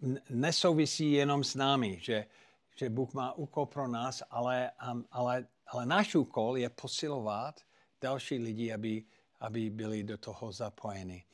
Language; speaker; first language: Czech; non-native, fluent; English